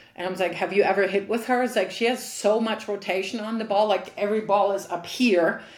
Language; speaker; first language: English; non-native, fluent; German